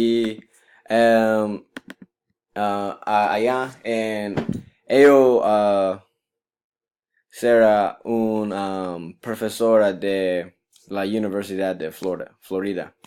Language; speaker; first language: Spanish; non-native, learner; English